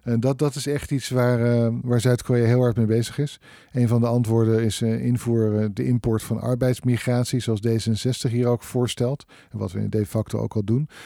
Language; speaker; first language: Dutch; native; Dutch